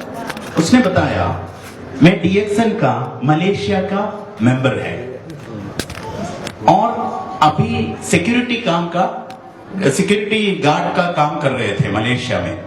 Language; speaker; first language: Hindi; non-native, learner; Nepali